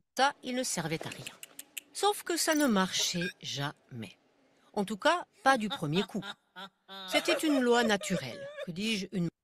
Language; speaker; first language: French; non-native, fluent; German